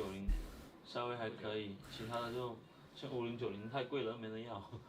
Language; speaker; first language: Chinese; native; Chinese